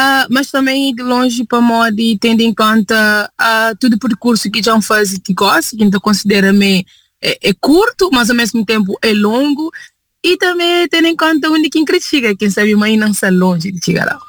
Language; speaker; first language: Portuguese; non-native, local second language; Kabuverdianu